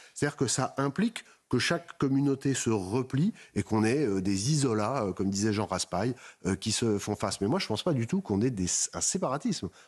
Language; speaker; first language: French; native; French